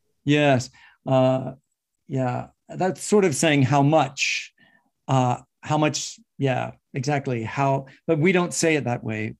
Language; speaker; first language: English; native; English